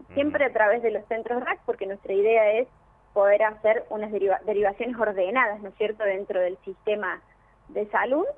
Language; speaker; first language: Spanish; native; Spanish